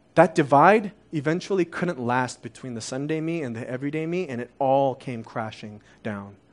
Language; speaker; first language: English; early bilingual, other home language; Korean